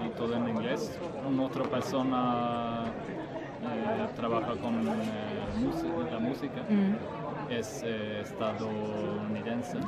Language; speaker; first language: Spanish; non-native, fluent; Swedish